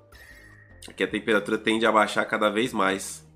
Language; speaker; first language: Portuguese; native; Portuguese